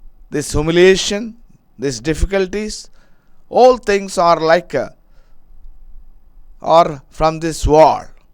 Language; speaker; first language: English; non-native, local second language; Telugu